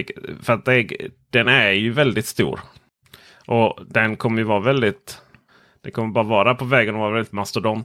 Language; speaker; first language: Swedish; native; Swedish